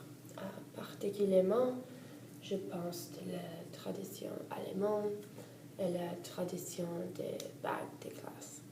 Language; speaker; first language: French; non-native, learner; English